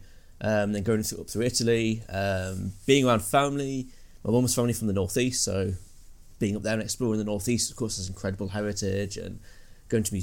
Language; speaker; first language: English; native; English